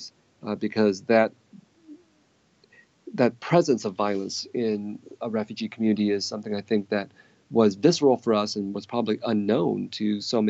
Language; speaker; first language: English; native; English